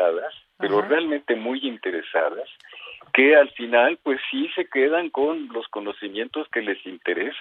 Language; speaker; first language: Spanish; native; Spanish